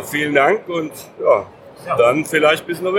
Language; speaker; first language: German; native; German